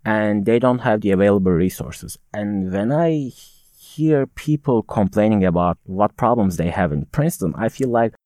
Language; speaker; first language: English; non-native, fluent; Turkish